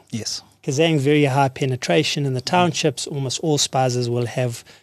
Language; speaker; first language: English; native; English